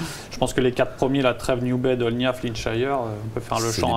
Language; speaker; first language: French; native; French